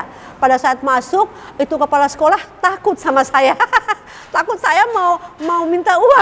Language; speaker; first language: Indonesian; native; Indonesian